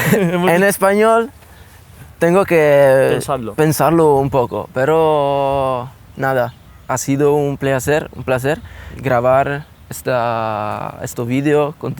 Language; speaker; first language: Spanish; non-native, learner; Italian